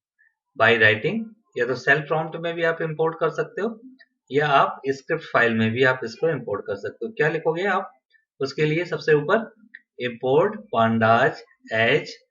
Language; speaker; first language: Hindi; native; Hindi